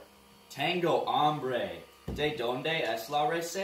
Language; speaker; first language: Spanish; non-native, learner; English